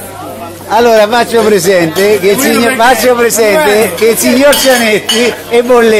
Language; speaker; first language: Italian; native; Italian